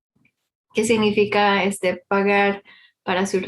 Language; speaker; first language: Spanish; early bilingual, heritage; Spanish